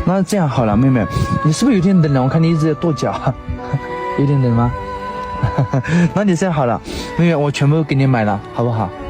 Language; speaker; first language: Chinese; native; Chinese